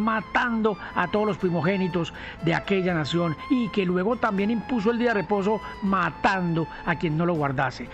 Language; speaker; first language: Spanish; native; Spanish